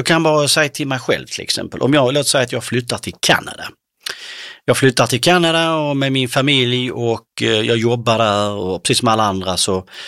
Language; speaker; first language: Swedish; native; Swedish